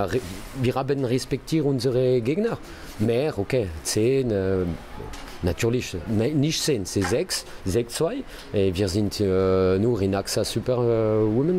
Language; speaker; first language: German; non-native, learner; French